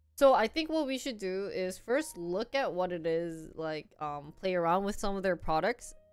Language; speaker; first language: English; non-native, fluent; Korean